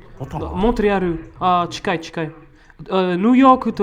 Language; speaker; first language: Japanese; non-native, learner; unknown